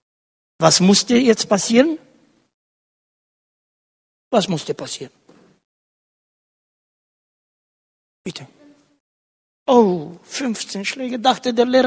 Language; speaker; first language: German; non-native, fluent; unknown